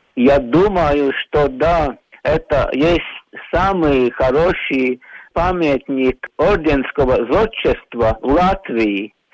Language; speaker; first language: Russian; non-native, local second language; Latvian